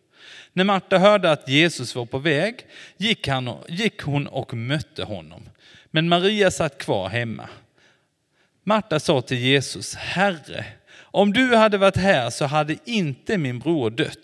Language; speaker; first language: Swedish; non-native, fluent; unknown